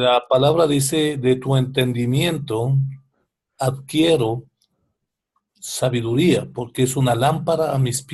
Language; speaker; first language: Spanish; native; Spanish